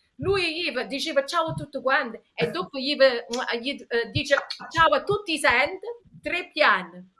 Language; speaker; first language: Italian; early bilingual, heritage; English